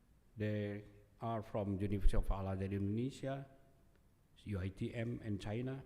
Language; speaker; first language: English; non-native, fluent; Indonesian